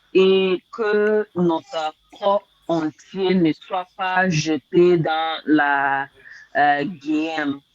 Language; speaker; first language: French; non-native, learner; English